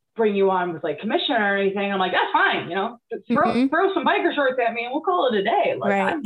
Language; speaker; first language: English; native; English